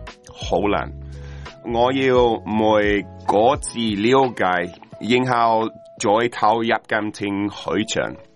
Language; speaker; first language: Cantonese; non-native, learner; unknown